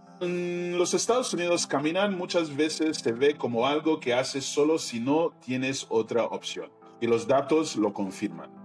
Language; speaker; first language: Spanish; non-native, fluent; English